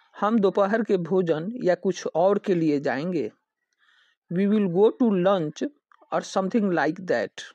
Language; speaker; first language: Hindi; native; Hindi